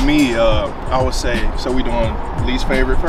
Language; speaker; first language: English; native; English